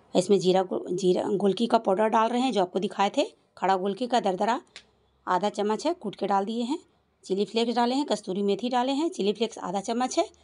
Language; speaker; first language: Hindi; native; Hindi